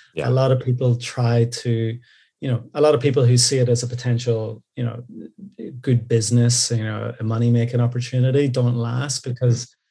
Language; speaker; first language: English; native; English